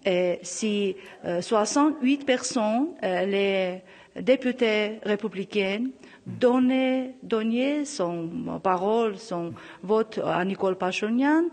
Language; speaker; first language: French; non-native, local second language; Armenian